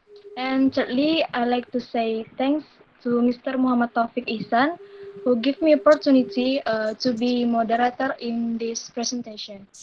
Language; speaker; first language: English; non-native, learner; Indonesian